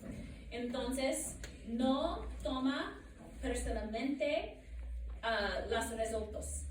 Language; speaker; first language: Spanish; non-native, learner; English